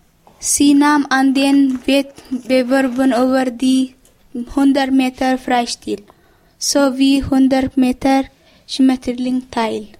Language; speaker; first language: German; non-native, learner; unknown